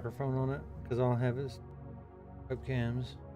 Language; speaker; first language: English; native; English